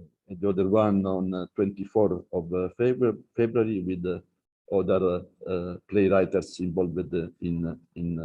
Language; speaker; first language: English; non-native, learner; Italian